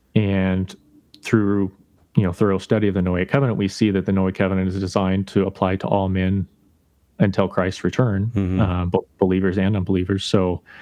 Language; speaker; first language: English; native; English